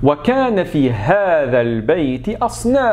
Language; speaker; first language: Arabic; non-native, fluent; French